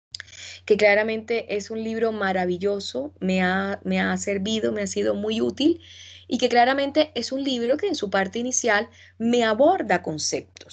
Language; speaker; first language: Spanish; native; Spanish